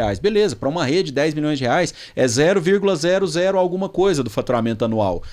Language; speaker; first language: Portuguese; native; Portuguese